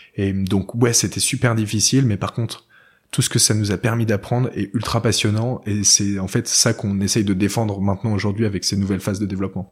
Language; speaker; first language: French; native; French